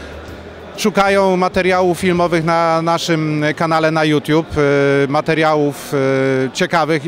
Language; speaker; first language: Polish; native; Polish